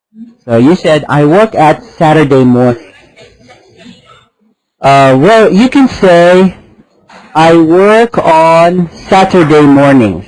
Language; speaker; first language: English; non-native, fluent; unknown